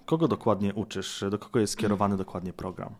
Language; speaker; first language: Polish; native; Polish